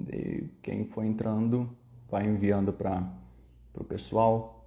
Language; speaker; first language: Portuguese; native; Portuguese